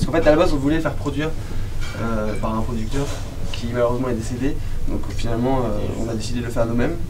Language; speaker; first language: French; native; French